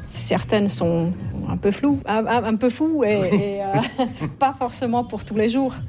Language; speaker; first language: French; non-native, fluent; Finnish